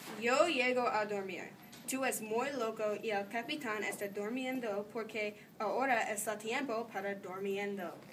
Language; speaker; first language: Spanish; non-native, learner; English